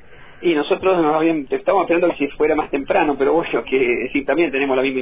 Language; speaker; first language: Spanish; native; Spanish